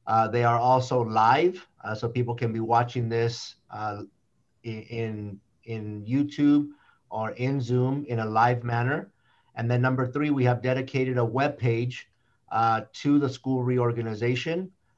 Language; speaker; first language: English; native; English